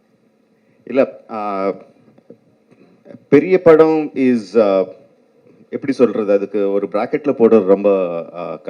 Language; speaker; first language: Tamil; non-native, local second language; Telugu